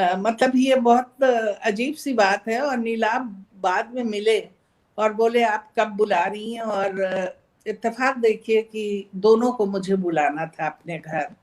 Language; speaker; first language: Hindi; native; Hindi